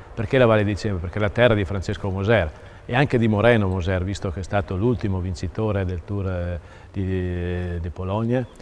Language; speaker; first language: Italian; native; Italian